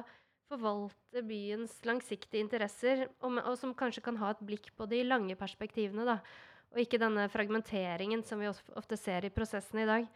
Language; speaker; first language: Norwegian; native; Norwegian